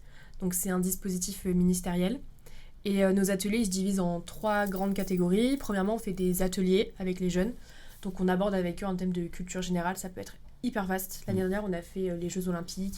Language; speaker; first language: French; native; French